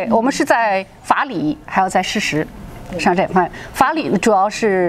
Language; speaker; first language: Chinese; native; Chinese